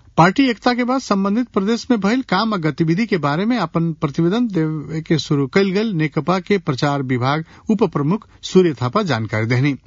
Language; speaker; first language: Bhojpuri; non-native, local second language; Nepali